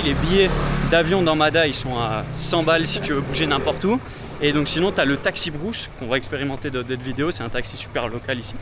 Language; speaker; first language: French; native; French